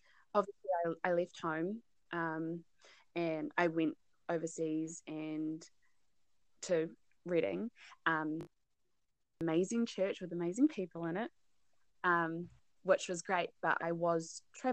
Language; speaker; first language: English; native; English